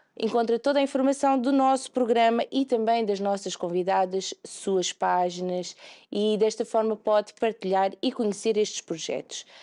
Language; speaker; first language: Portuguese; native; Portuguese